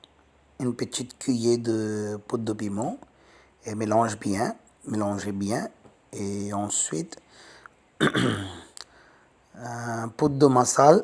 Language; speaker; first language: French; non-native, learner; Tamil